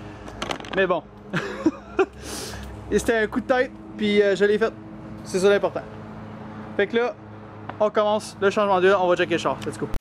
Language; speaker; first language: French; native; French